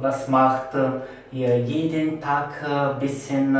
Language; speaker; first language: German; non-native, learner; Turkish